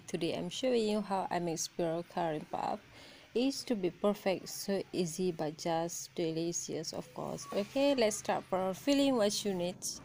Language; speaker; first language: English; non-native, local second language; Malay